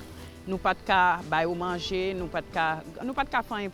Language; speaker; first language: French; non-native, learner; Haitian Creole